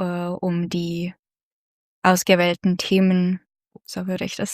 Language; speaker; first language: German; non-native, fluent; Russian